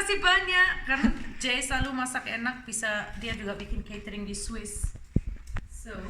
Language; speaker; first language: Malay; early bilingual, heritage; Malay